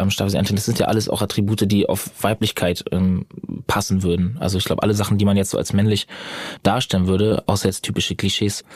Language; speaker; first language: German; native; German